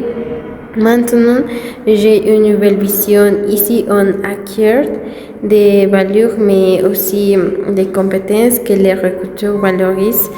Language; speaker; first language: French; non-native, learner; Spanish